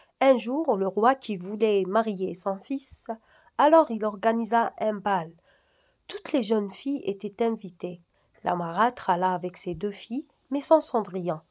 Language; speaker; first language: French; non-native, local second language; Arabic